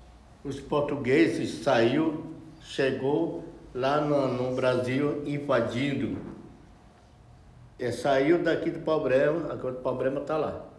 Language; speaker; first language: Portuguese; non-native, local second language; Yanomámi